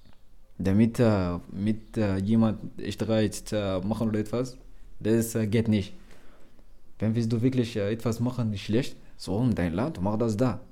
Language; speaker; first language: German; non-native, learner; Arabic